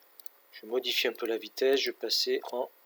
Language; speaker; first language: French; native; French